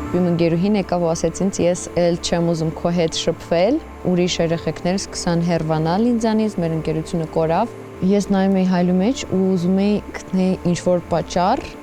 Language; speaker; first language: Armenian; early bilingual, heritage; Armenian